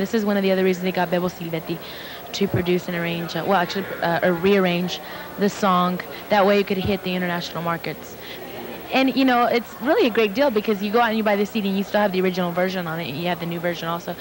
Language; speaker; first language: English; native; English